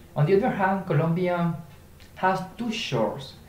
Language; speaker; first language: English; non-native, learner; Spanish